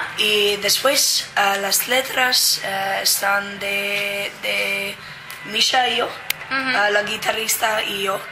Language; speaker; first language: Spanish; non-native, learner; English